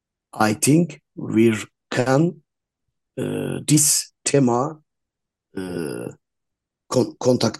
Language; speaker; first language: English; non-native, learner; Azerbaijani